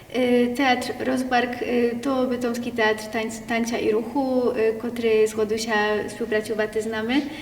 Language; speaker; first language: Polish; non-native, local second language; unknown